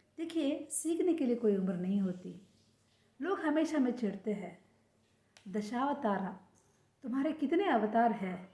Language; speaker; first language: Hindi; non-native, local second language; Kannada